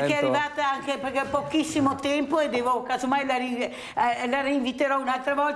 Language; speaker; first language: Italian; native; Italian